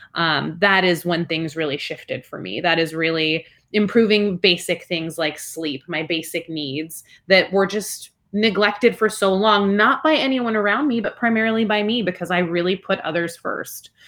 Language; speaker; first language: English; early bilingual, other home language; Spanish